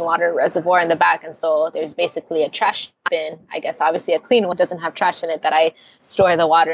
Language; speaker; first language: English; early bilingual, other home language; Spanish